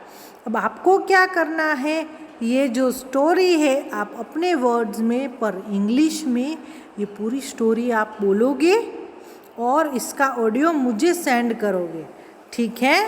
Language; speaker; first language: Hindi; native; Hindi